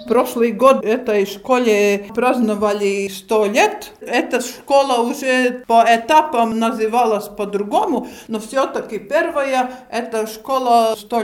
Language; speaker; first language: Russian; non-native, local second language; Latvian